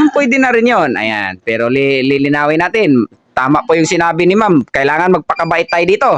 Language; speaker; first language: Filipino; non-native, local second language; Cebuano